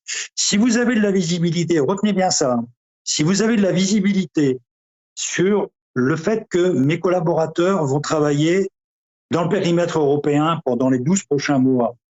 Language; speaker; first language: French; native; French